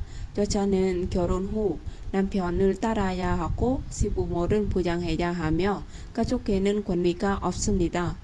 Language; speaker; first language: Korean; non-native, fluent; Vietnamese